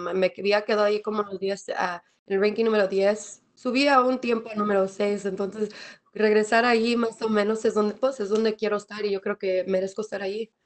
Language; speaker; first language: Spanish; early bilingual, other home language; English